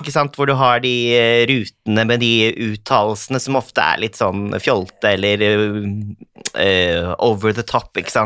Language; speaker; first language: Norwegian; native; Norwegian